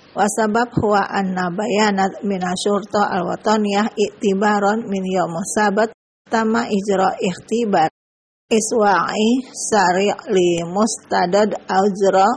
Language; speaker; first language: Arabic; non-native, learner; Indonesian